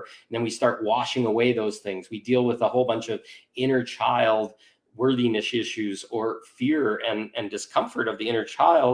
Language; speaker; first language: English; native; English